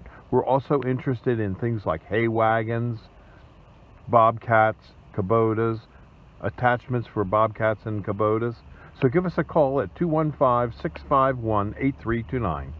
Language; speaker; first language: English; native; English